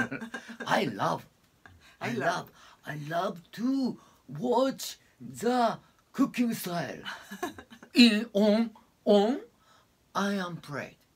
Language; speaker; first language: English; non-native, learner; Japanese